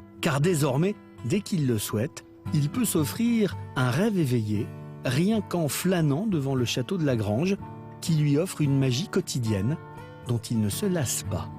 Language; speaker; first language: French; native; French